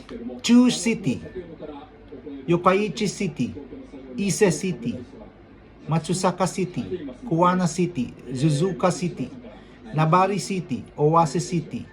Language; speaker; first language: English; non-native, local second language; Filipino